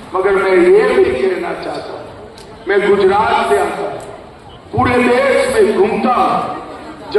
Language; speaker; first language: Hindi; non-native, local second language; Gujarati